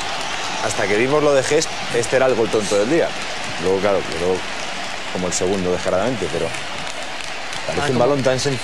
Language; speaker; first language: Spanish; native; Spanish